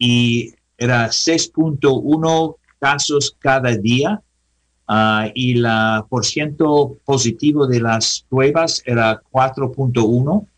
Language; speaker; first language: Spanish; non-native, learner; English